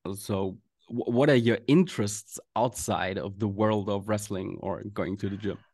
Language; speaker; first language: English; non-native, fluent; German